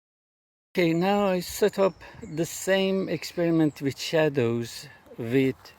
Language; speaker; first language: English; non-native, fluent; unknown